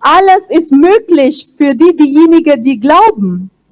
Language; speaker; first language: German; non-native, fluent; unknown